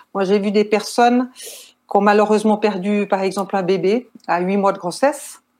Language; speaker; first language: French; native; French